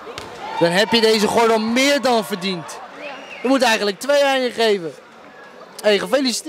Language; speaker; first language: Dutch; native; Dutch